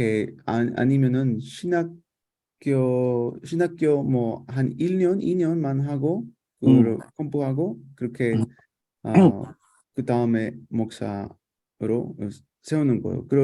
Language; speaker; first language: Korean; non-native, fluent; Spanish